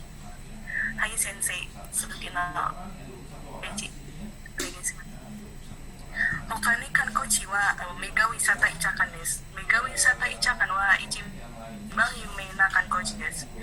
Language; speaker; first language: Japanese; non-native, learner; Indonesian